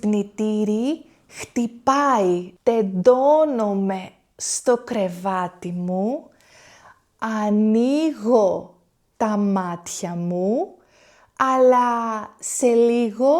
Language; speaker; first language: Greek; native; Greek